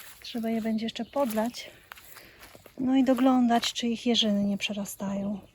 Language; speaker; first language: Polish; native; Polish